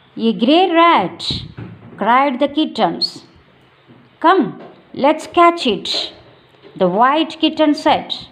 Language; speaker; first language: English; non-native, local second language; Malayalam